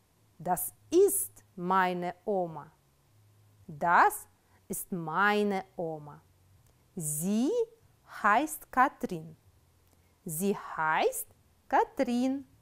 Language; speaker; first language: German; non-native, fluent; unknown